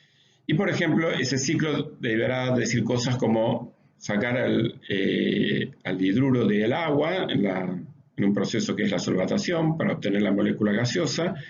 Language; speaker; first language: Spanish; native; Spanish